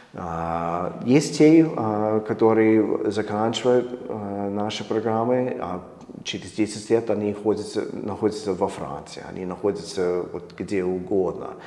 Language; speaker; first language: Russian; non-native, fluent; English